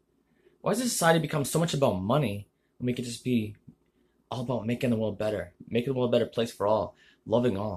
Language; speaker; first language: English; native; English